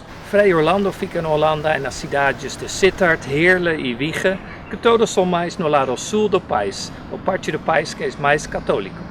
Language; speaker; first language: Portuguese; non-native, fluent; Dutch